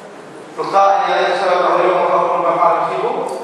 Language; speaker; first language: Arabic; native; Arabic